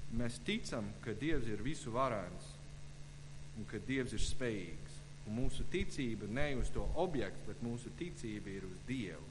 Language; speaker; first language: Latvian; non-native, fluent; English